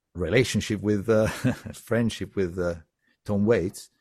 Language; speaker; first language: English; non-native, fluent; Italian